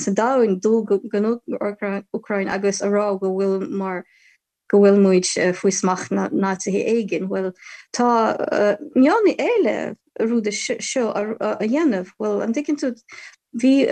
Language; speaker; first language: Irish; non-native, fluent; Ukrainian